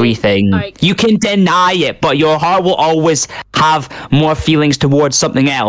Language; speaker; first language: English; native; English